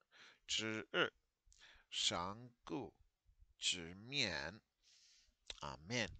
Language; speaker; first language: Chinese; non-native, fluent; English